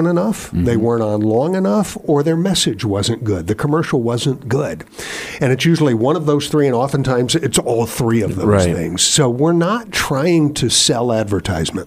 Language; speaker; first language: English; native; English